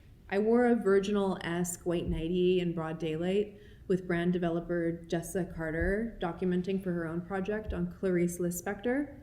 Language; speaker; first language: English; native; English